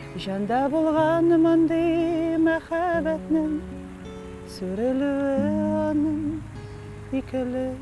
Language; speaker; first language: Tatar; non-native, local second language; Russian